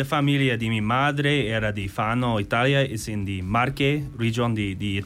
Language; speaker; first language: Spanish; non-native, learner; English